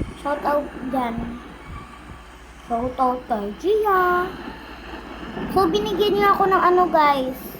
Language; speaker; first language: Filipino; native; Filipino